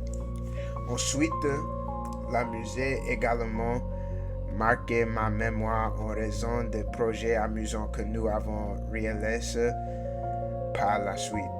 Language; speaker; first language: French; non-native, learner; English